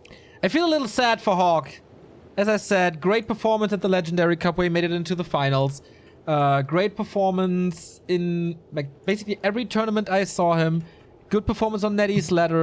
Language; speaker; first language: English; non-native, fluent; German